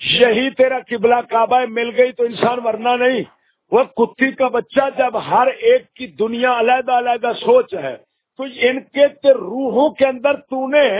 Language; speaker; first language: Urdu; native; Urdu